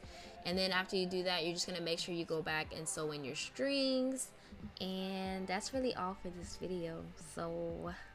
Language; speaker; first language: English; native; English